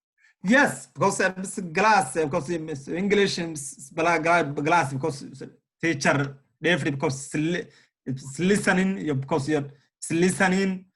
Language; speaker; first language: English; non-native, learner; Somali